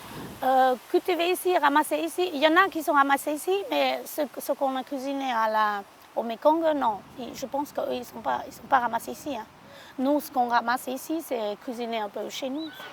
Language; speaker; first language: French; non-native, learner; Hmong